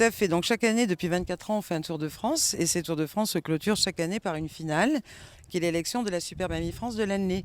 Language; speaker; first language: French; native; French